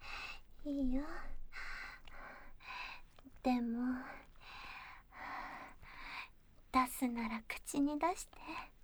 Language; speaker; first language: Japanese; native; Japanese